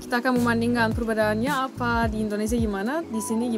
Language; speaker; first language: Indonesian; non-native, fluent; Turkish